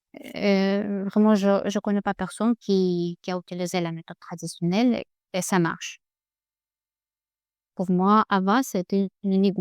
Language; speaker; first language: French; non-native, learner; Russian